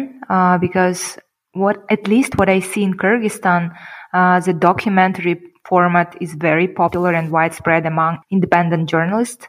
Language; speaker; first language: English; non-native, fluent; Kyrgyz